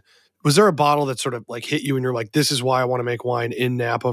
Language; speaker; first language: English; native; English